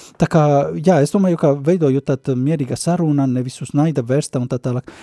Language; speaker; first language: Latvian; non-native, fluent; Spanish